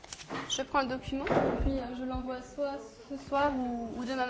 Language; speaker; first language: French; native; French